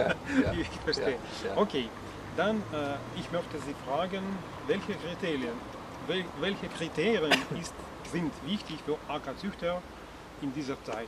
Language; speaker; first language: German; non-native, learner; Russian